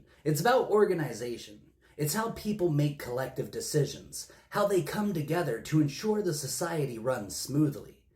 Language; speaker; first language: English; native; English